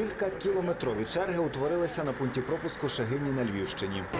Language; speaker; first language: Ukrainian; native; Ukrainian